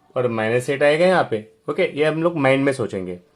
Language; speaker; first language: Hindi; non-native, local second language; Marathi